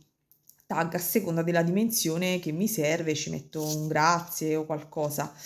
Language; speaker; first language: Italian; native; Italian